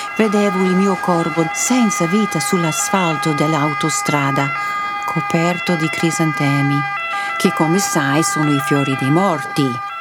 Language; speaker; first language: Italian; early bilingual, heritage; Italian